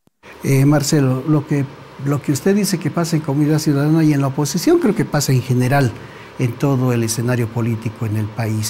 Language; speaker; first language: Spanish; native; Spanish